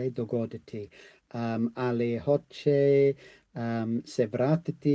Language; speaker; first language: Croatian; non-native, learner; English